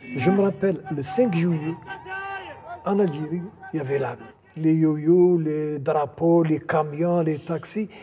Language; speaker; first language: French; non-native, local second language; Arabic